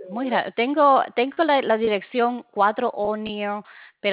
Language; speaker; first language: Spanish; early bilingual, heritage; Spanish